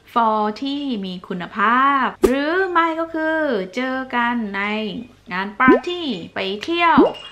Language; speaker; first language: Thai; native; Thai